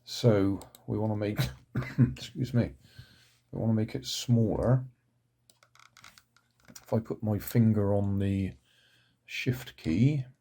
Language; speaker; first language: English; native; English